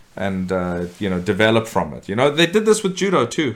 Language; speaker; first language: English; native; English